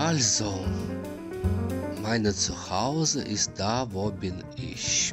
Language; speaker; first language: German; non-native, learner; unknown